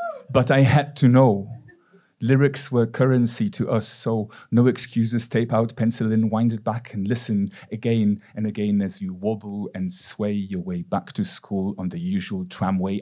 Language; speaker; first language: English; non-native, fluent; Polish